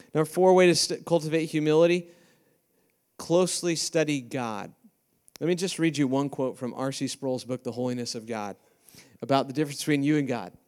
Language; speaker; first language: English; native; English